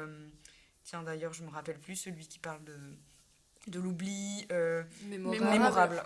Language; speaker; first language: French; native; French